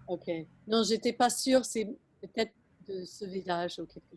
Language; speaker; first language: French; non-native, fluent; English